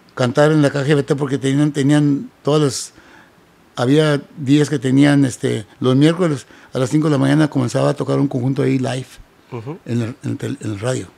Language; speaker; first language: Spanish; native; Spanish